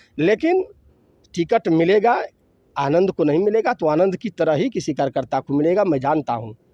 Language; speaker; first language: Hindi; native; Hindi